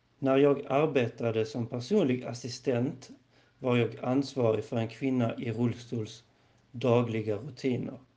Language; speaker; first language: Swedish; non-native, learner; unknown